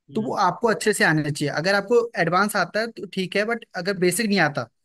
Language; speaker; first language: Hindi; native; Hindi